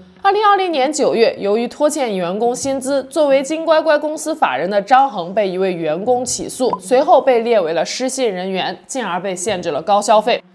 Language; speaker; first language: Chinese; native; Chinese